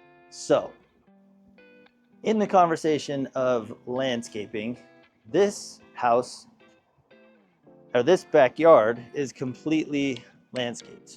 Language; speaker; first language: English; native; English